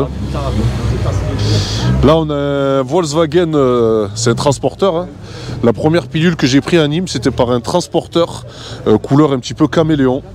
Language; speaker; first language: French; native; French